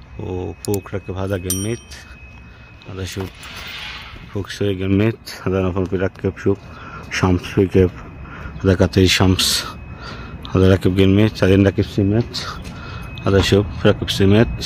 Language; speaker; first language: Arabic; non-native, learner; Bangla